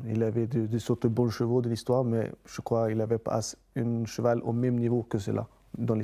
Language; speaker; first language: French; non-native, fluent; Swedish